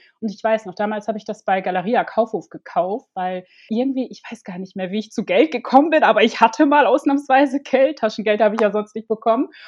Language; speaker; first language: German; early bilingual, other home language; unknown